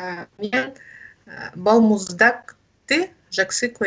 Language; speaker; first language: Kazakh; non-native, learner; Russian